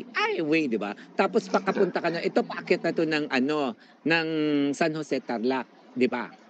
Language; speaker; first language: Filipino; native; Filipino